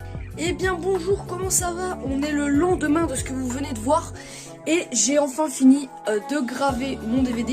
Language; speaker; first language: French; native; French